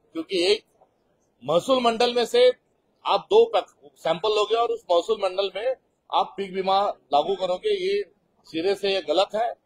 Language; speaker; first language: Hindi; non-native, local second language; Marathi